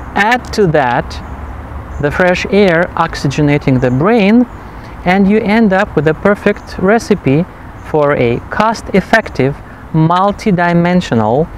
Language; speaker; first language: English; non-native, fluent; Russian